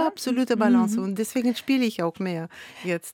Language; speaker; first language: German; non-native, fluent; Russian